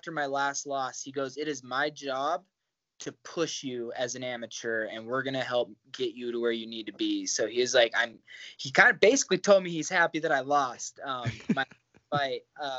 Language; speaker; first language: English; native; English